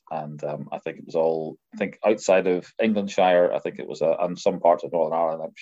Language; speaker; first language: English; native; English